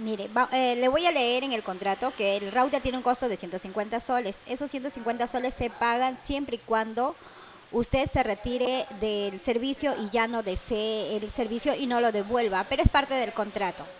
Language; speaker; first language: Spanish; native; Spanish